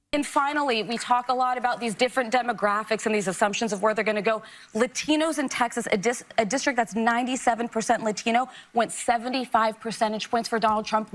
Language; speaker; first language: English; native; English